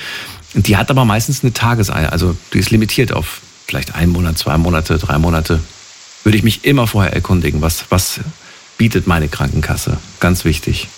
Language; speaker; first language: German; native; German